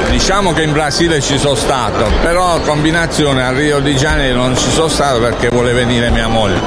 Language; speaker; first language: Italian; native; Italian